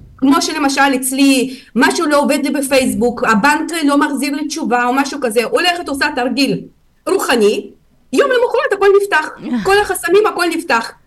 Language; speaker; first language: Hebrew; non-native, fluent; Russian